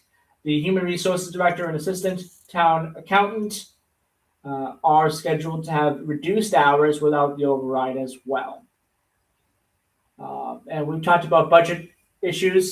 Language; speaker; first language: English; native; English